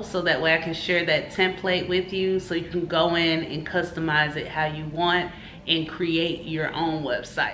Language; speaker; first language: English; native; English